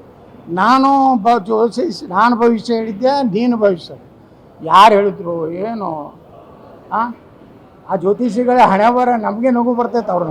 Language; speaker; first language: Kannada; native; Kannada